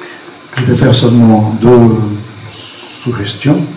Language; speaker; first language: French; non-native, fluent; Portuguese